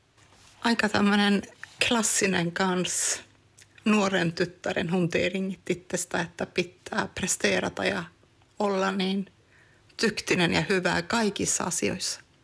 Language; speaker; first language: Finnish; early bilingual, heritage; Finnish